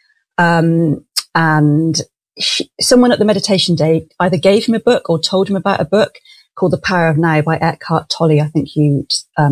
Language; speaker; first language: English; native; English